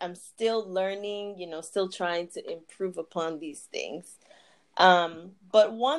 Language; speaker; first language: English; non-native, local second language; Igbo